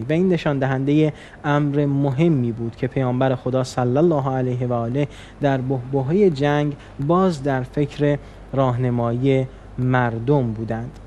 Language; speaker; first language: Persian; native; Persian